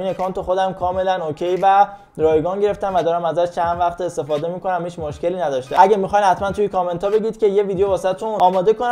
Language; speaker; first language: Persian; native; Persian